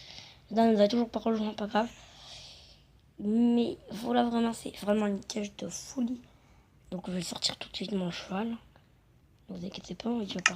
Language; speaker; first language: French; native; French